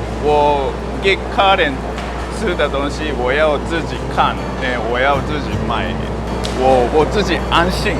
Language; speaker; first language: Chinese; non-native, learner; Japanese